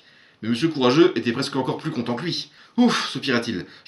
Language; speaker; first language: French; native; French